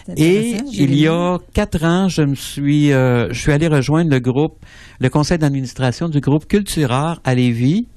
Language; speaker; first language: French; native; French